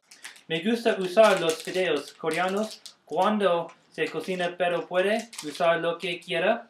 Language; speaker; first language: Spanish; non-native, learner; English